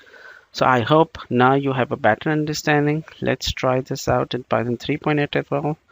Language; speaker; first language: English; non-native, local second language; Bangla